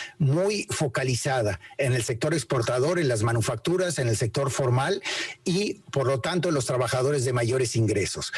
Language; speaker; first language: Spanish; native; Spanish